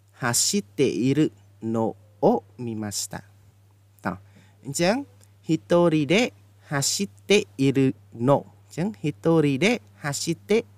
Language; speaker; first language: Japanese; non-native, fluent; Khmer